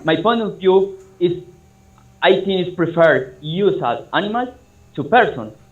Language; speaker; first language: English; non-native, learner; Spanish